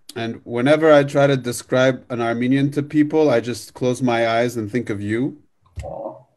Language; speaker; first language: English; native; English